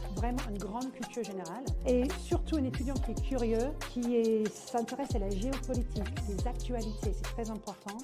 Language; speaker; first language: French; non-native, fluent; English